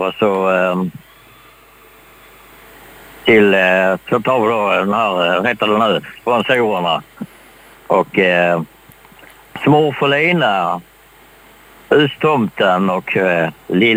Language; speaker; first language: Swedish; native; Swedish